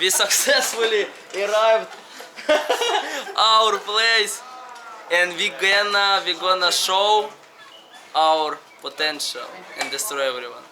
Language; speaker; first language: English; non-native, learner; Ukrainian